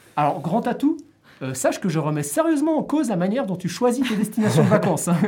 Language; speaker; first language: French; native; French